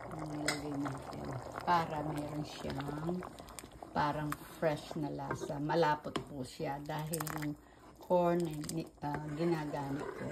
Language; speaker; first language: Filipino; non-native, local second language; Pampanga